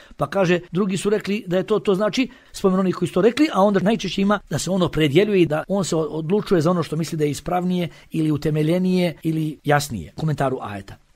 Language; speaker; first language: Bosnian; native; Bosnian